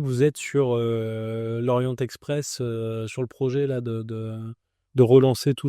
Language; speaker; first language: French; native; French